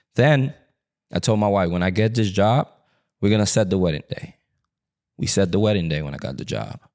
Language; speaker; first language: English; early bilingual, other home language; Spanish